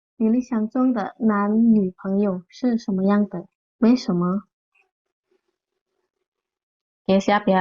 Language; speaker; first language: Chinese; non-native, fluent; Indonesian